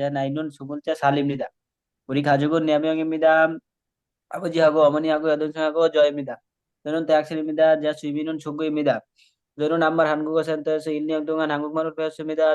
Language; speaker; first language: Korean; non-native, learner; Bangla